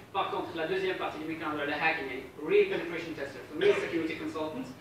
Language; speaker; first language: French; non-native, local second language; Arabic